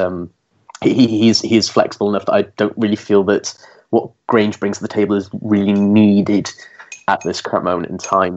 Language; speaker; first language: English; native; English